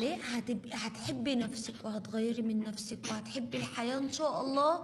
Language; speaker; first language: Arabic; native; Arabic